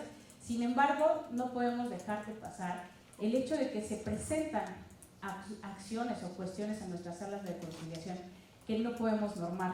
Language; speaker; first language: Spanish; native; Spanish